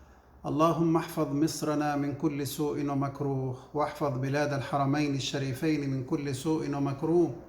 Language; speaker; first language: Arabic; native; Arabic